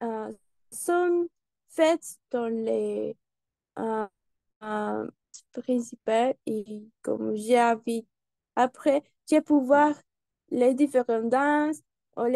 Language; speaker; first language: French; non-native, learner; Spanish